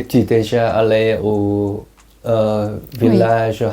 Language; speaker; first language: French; non-native, learner; Korean